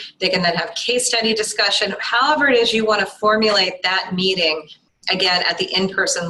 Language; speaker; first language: English; native; English